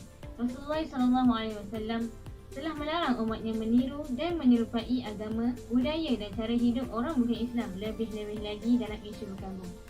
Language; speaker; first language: Malay; native; Malay